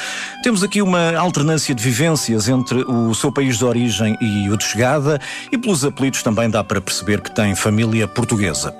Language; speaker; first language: Portuguese; native; Portuguese